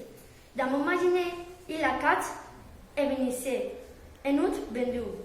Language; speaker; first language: French; non-native, learner; Spanish